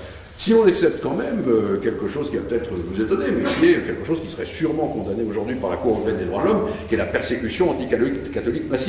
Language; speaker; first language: French; native; French